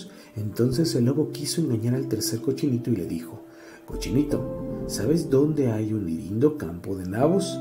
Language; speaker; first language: Spanish; native; Spanish